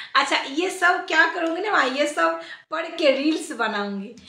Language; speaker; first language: Hindi; non-native, local second language; Bangla